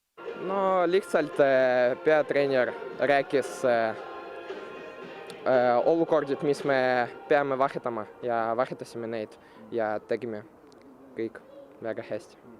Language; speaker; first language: Estonian; non-native, local second language; Russian